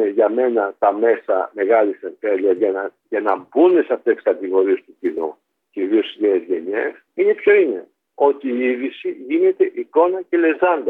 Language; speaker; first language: Greek; native; Greek